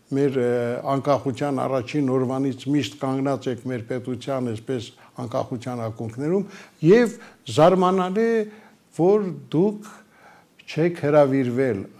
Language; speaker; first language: Armenian; native; Armenian